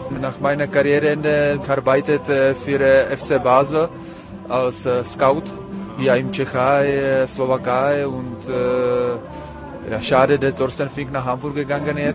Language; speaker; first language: German; non-native, fluent; Czech